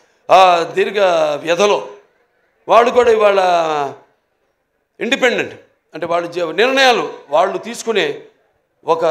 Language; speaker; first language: Telugu; native; Telugu